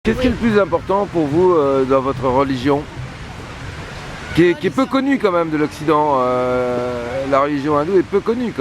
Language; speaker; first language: French; native; French